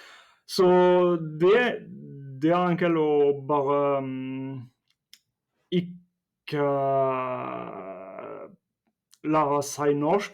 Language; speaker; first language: Norwegian; non-native, fluent; French